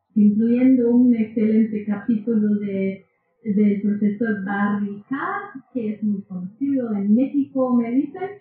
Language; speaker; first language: Spanish; non-native, fluent; English